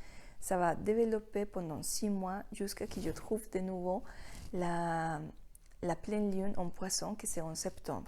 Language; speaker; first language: French; non-native, fluent; Spanish